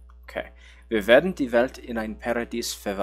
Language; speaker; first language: German; non-native, learner; English